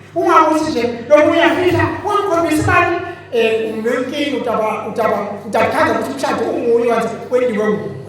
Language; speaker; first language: Zulu; non-native, local second language; Swati